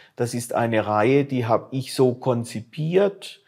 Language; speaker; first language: German; non-native, local second language; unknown